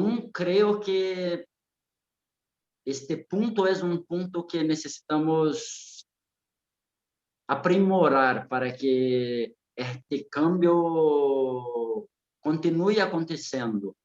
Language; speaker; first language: Spanish; non-native, fluent; Portuguese